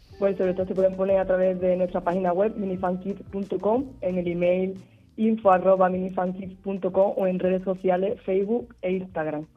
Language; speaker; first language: Spanish; native; Spanish